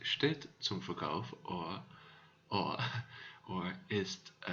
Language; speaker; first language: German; non-native, learner; Dutch